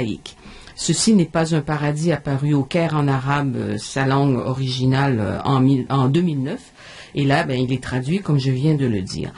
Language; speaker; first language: French; native; French